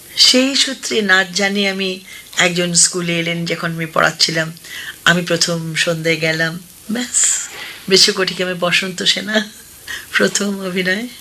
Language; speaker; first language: Bangla; early bilingual, other home language; Hindi